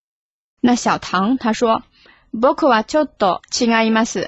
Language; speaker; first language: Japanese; non-native, fluent; Chinese